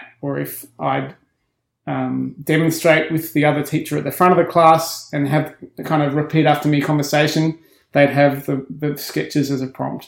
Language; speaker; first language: English; native; English